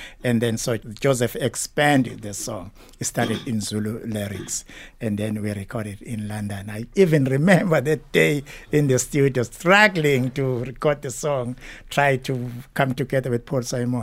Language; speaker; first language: English; non-native, local second language; Zulu